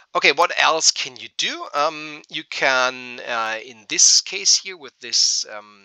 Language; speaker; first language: English; non-native, fluent; German